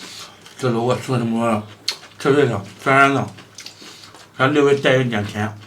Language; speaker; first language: Chinese; native; Chinese